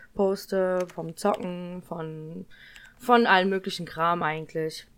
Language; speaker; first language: German; early bilingual, other home language; Polish